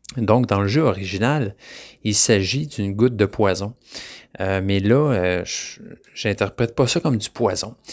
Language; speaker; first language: French; native; French